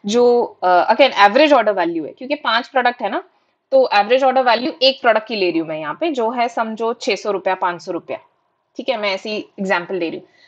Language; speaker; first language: Hindi; non-native, local second language; Marathi